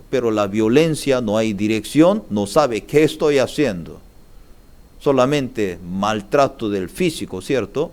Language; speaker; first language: Spanish; non-native, learner; Korean